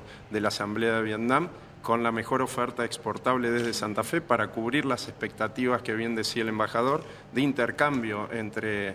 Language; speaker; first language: Spanish; native; Spanish